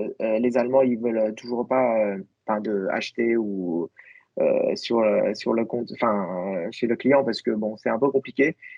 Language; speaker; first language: French; non-native, fluent; Chinese